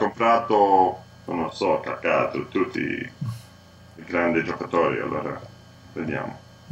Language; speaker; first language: Italian; non-native, learner; English